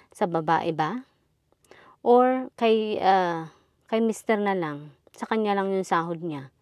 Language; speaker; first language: Filipino; native; Filipino